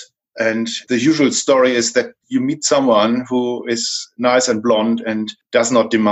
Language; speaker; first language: English; non-native, fluent; German